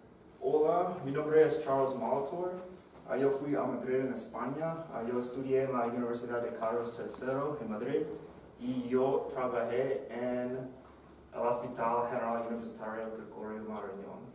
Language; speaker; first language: Spanish; non-native, fluent; English